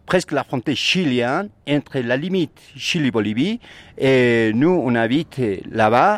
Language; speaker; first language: French; non-native, learner; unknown